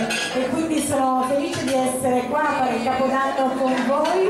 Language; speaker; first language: Italian; native; Italian